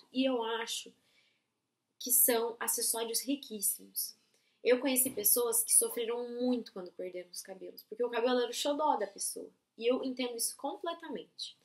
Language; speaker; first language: Portuguese; native; Portuguese